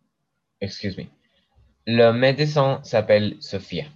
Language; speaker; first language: French; non-native, learner; English